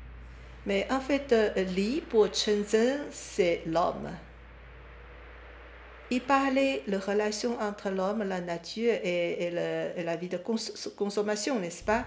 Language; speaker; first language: French; non-native, fluent; Chinese